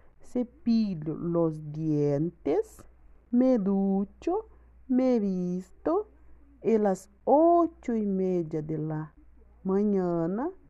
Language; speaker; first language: Spanish; non-native, learner; Portuguese